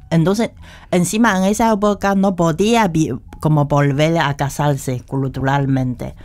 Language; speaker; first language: Spanish; non-native, fluent; Chinese